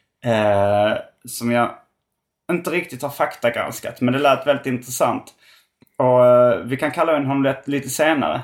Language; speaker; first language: Swedish; native; Swedish